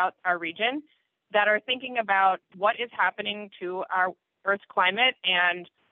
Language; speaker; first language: English; native; English